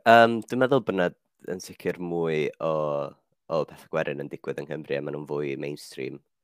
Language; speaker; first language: Welsh; non-native, fluent; Finnish